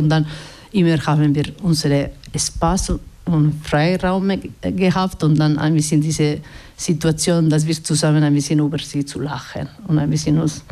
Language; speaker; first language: German; non-native, learner; Basque